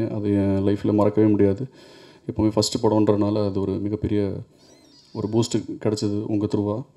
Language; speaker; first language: Tamil; native; Tamil